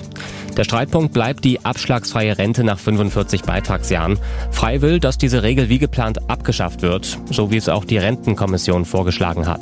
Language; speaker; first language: German; native; German